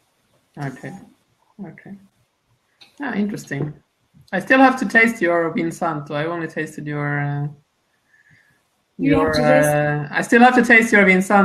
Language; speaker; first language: English; non-native, fluent; Italian